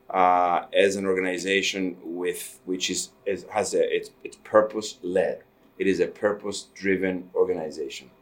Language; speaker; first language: English; non-native, fluent; Greek